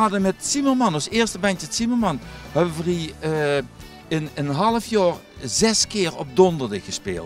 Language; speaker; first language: Dutch; native; Dutch